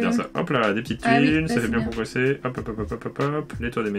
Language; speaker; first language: French; native; French